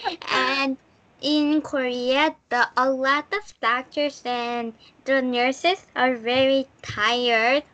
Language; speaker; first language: English; non-native, learner; Korean